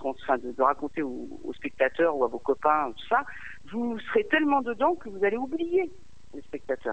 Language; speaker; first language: French; native; French